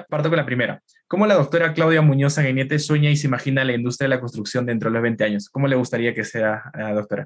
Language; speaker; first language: Spanish; native; Spanish